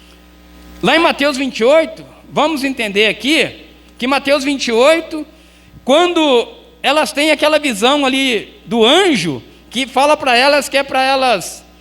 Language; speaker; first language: Portuguese; native; Portuguese